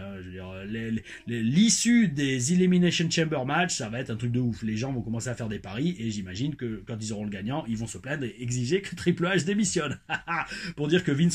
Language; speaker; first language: French; native; French